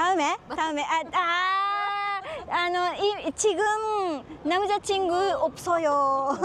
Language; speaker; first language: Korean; non-native, learner; Japanese